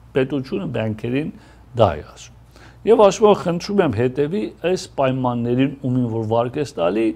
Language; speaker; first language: Armenian; early bilingual, heritage; Armenian